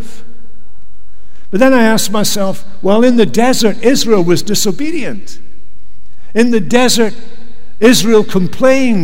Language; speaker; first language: English; native; English